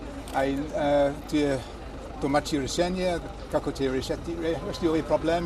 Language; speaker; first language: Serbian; non-native, learner; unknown